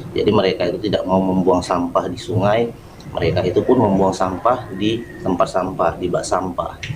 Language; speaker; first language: Indonesian; native; Indonesian